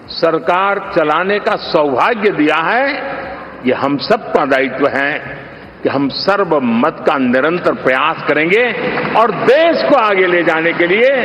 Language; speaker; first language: Hindi; non-native, local second language; Gujarati